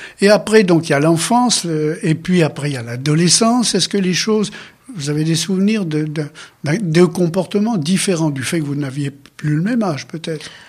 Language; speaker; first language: French; native; French